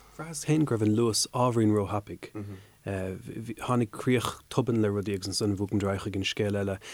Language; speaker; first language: Irish; native; Irish